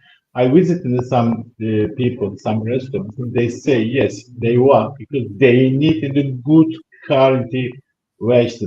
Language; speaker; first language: English; non-native, learner; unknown